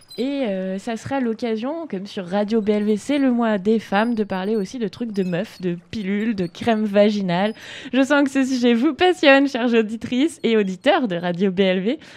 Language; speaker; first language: French; native; French